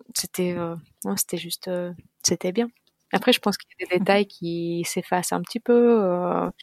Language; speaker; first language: French; non-native, fluent; Russian